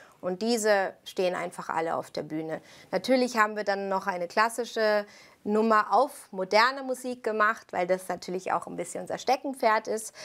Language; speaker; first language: German; early bilingual, other home language; Italian